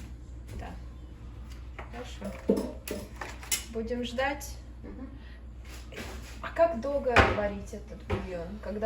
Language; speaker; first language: Russian; early bilingual, heritage; Russian